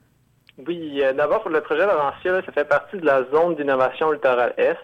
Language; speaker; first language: French; native; French